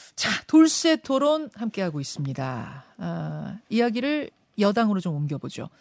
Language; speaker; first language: Korean; native; Korean